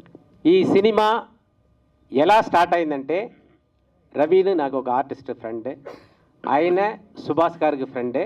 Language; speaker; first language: Telugu; native; Telugu